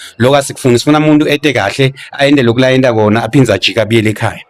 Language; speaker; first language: Zulu; non-native, local second language; Swati